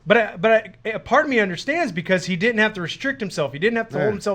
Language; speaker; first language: English; native; English